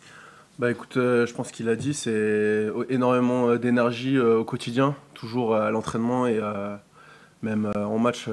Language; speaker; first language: French; native; French